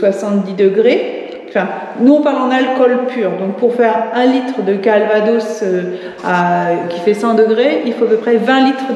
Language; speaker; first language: French; native; French